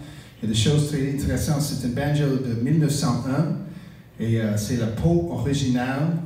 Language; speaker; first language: French; non-native, local second language; English